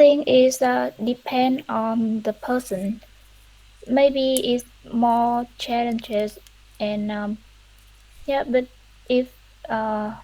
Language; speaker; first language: English; non-native, learner; Vietnamese